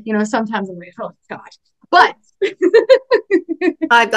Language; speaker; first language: English; native; English